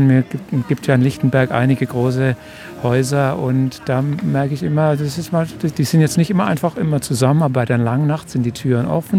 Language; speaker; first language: German; native; German